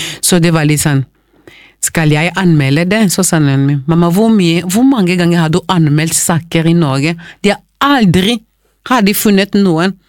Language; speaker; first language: Norwegian; non-native, fluent; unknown